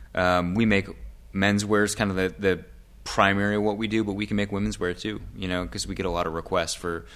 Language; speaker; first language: English; native; English